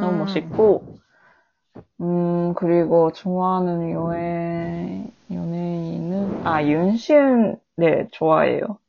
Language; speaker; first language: Korean; non-native, learner; Japanese